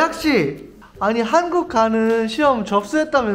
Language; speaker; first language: Korean; native; Korean